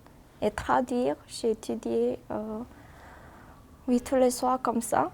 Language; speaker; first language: French; non-native, learner; Korean